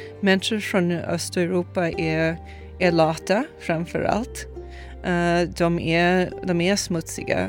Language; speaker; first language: Swedish; non-native, fluent; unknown